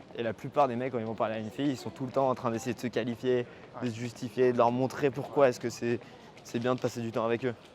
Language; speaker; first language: French; native; French